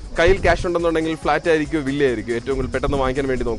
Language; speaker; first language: Malayalam; native; Malayalam